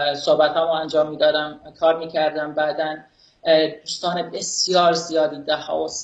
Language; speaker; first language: Persian; non-native, local second language; Kurdish